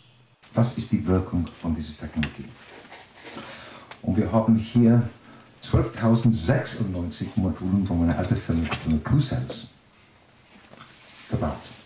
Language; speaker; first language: German; non-native, fluent; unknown